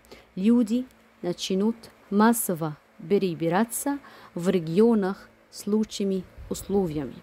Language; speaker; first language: Russian; non-native, fluent; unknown